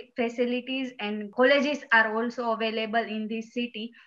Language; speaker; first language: English; non-native, local second language; Gujarati